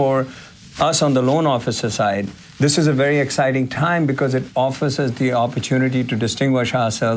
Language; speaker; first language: English; non-native, local second language; Hindi